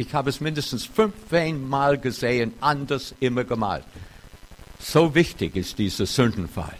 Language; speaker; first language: German; non-native, fluent; English